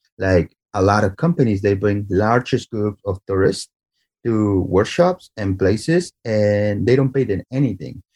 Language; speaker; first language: English; non-native, fluent; Spanish